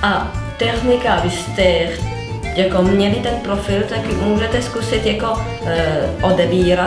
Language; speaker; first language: Czech; non-native, learner; French